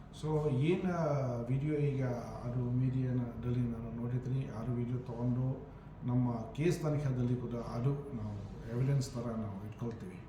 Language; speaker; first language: Kannada; non-native, fluent; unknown